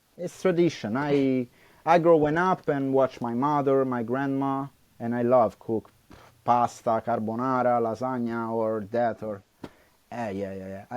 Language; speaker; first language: English; non-native, learner; Italian